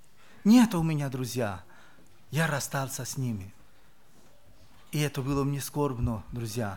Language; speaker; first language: Russian; non-native, local second language; Romany